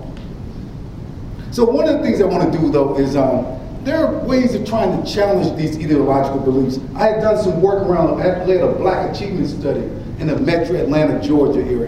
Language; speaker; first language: English; native; English